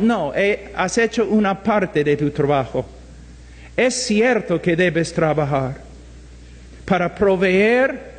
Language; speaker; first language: Spanish; non-native, fluent; English